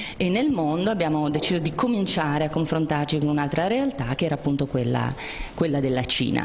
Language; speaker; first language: Italian; native; Italian